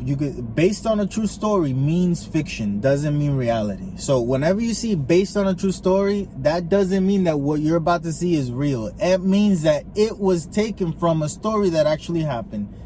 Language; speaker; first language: English; early bilingual, other home language; Spanish